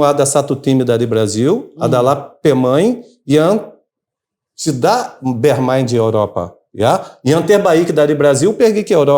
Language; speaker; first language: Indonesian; non-native, fluent; Portuguese